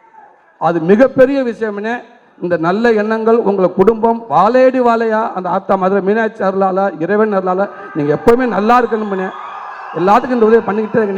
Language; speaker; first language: Tamil; native; Tamil